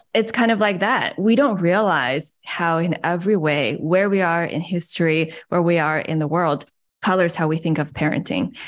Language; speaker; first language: English; early bilingual, other home language; Chinese